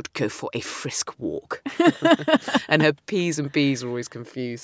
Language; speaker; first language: English; native; English